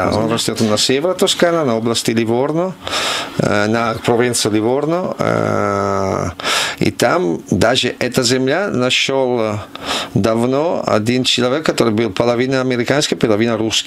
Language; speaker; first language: Russian; non-native, learner; Italian